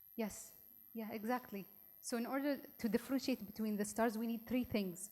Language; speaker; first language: English; non-native, local second language; Arabic